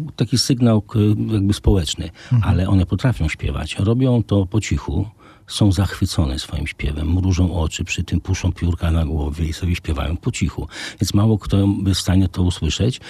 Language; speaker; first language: Polish; native; Polish